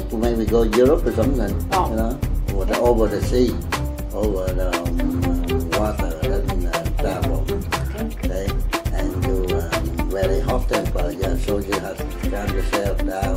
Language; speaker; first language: English; non-native, learner; Vietnamese